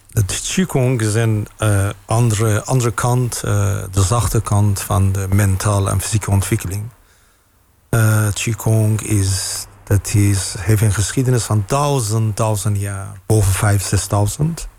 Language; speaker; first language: Dutch; non-native, fluent; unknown